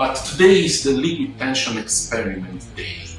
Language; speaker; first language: English; non-native, learner; Italian